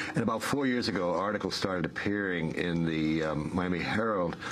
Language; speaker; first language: English; native; English